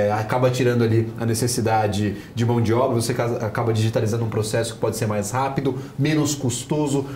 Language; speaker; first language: Portuguese; native; Portuguese